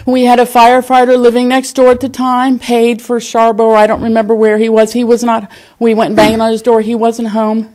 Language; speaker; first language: English; native; English